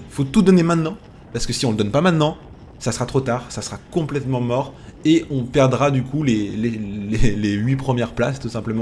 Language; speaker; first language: French; native; French